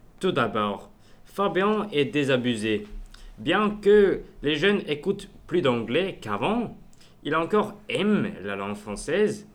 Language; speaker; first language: French; non-native, learner; Norwegian